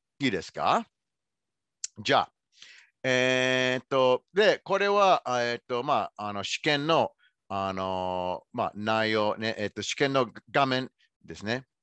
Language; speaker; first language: Japanese; non-native, fluent; English